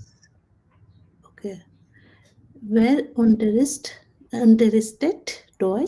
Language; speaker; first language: German; non-native, learner; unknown